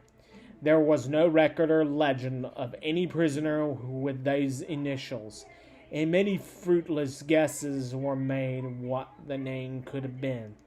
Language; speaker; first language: English; native; English